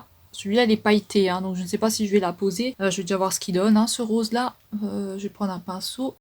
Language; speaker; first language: French; native; French